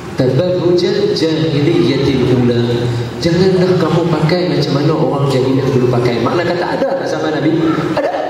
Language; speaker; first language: Malay; native; Malay